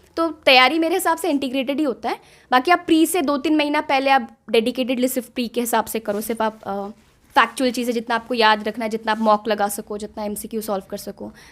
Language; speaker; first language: Hindi; non-native, local second language; Assamese